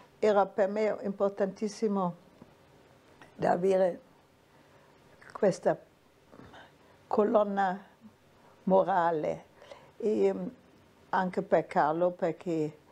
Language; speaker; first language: Italian; non-native, fluent; German